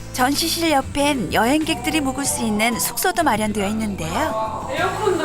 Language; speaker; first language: Korean; native; Korean